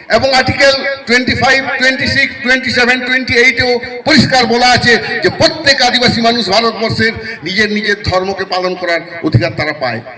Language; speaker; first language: Bangla; non-native, local second language; Santali